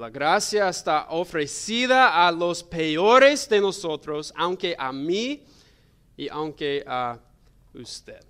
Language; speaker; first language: Spanish; non-native, learner; English